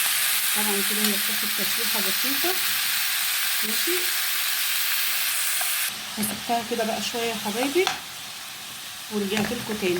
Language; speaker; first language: Arabic; native; Arabic